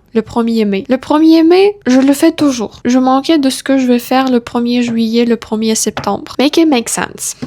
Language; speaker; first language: French; non-native, fluent; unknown